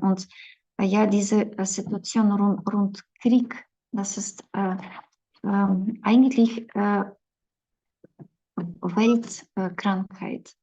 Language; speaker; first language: German; non-native, fluent; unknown